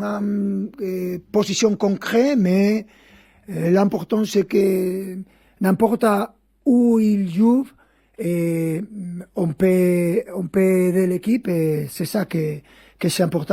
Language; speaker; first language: French; non-native, fluent; Spanish